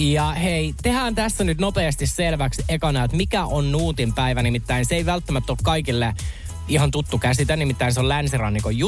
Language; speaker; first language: Finnish; native; Finnish